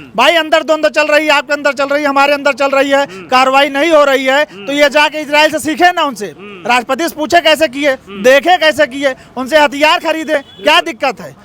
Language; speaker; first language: Hindi; native; Hindi